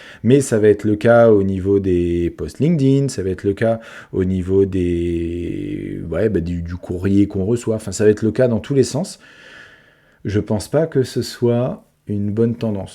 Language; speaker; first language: French; native; French